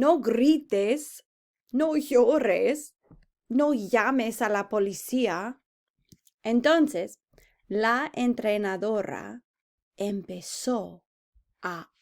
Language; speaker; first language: Spanish; non-native, fluent; English